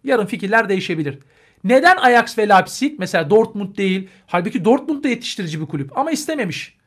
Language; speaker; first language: Turkish; native; Turkish